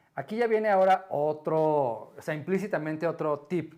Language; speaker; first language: Spanish; native; Spanish